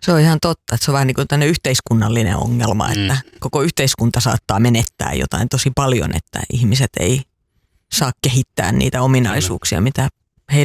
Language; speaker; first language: Finnish; native; Finnish